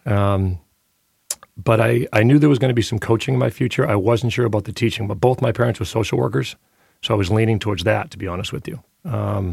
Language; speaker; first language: English; native; English